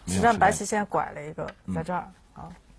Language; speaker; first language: Chinese; native; Chinese